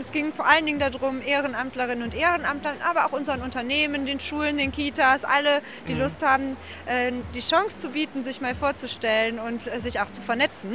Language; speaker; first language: German; native; German